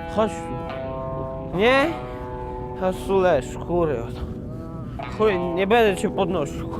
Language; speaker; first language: Polish; native; Polish